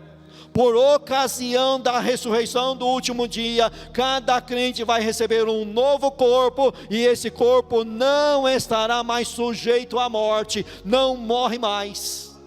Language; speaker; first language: Portuguese; native; Portuguese